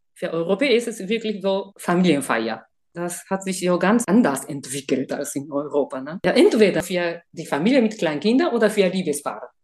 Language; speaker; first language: German; non-native, fluent; Japanese